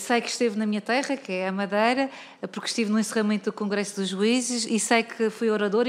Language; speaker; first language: Portuguese; native; Portuguese